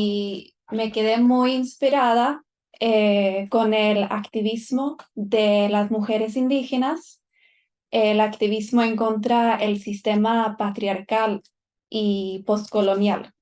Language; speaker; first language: Spanish; non-native, fluent; Swedish